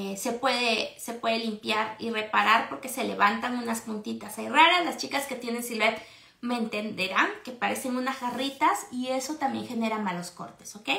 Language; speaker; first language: Spanish; native; Spanish